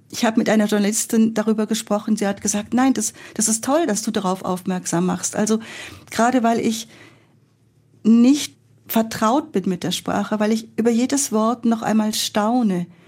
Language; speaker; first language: German; native; German